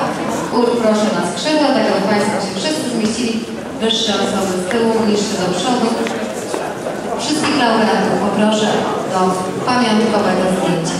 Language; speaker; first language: Polish; native; Polish